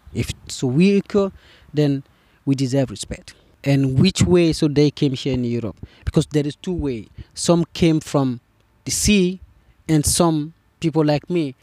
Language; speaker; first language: English; non-native, fluent; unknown